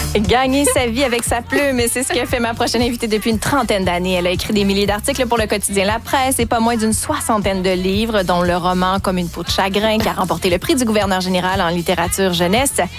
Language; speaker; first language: French; native; French